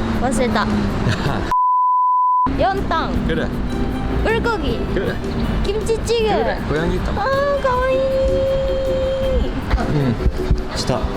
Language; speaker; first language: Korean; non-native, learner; Japanese